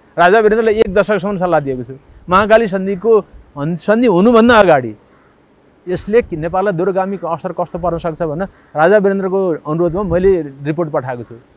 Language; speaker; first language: Nepali; native; Nepali